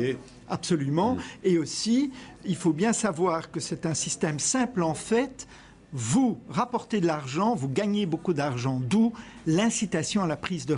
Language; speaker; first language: French; native; French